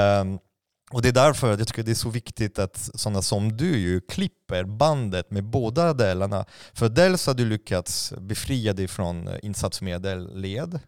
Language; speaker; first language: Swedish; non-native, fluent; French